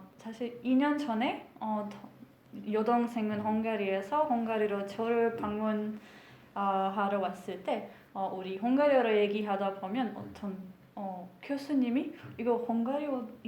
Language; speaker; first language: Korean; non-native, fluent; Hungarian